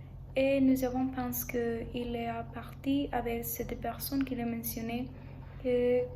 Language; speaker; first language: French; non-native, learner; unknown